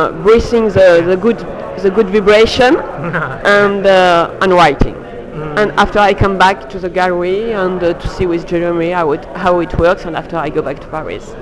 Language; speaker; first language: English; non-native, learner; French